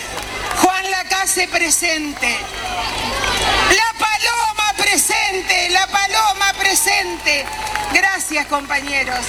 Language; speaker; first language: Spanish; native; Spanish